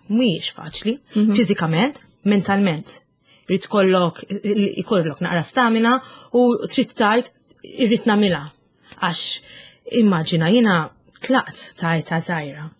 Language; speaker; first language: Maltese; native; Maltese